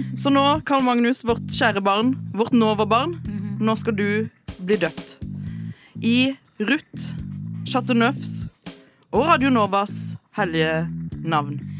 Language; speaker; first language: Norwegian; native; Norwegian